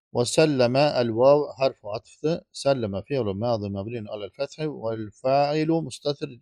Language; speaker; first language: Arabic; non-native, fluent; Azerbaijani